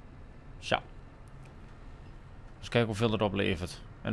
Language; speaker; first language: Dutch; native; Dutch